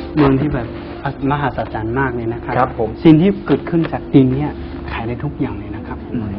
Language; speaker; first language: Thai; non-native, fluent; Chinese